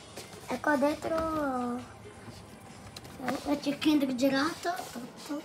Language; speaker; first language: Italian; non-native, learner; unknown